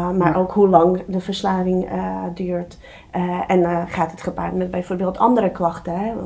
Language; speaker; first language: Dutch; non-native, fluent; Czech